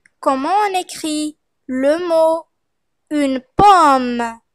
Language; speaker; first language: French; non-native, fluent; Arabic